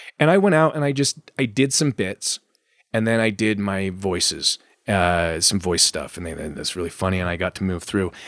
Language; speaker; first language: English; native; English